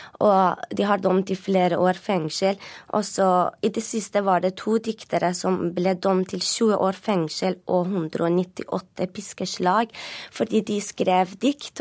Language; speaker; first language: Norwegian; non-native, fluent; Persian